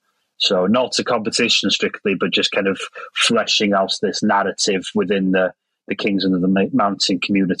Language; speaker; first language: English; non-native, local second language; Welsh